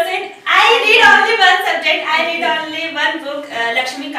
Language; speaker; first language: English; non-native, learner; Hindi